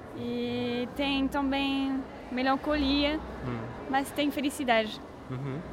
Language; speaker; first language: Portuguese; non-native, learner; French